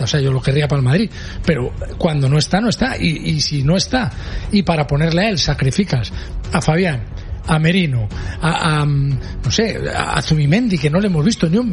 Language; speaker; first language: Spanish; native; Spanish